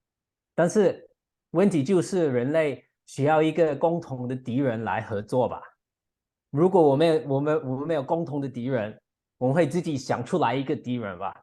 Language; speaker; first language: Chinese; non-native, fluent; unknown